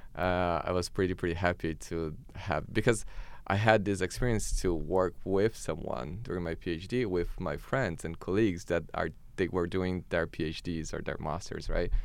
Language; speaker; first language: English; non-native, fluent; Portuguese